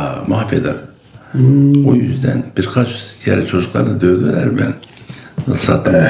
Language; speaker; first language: Turkish; non-native, local second language; Kurdish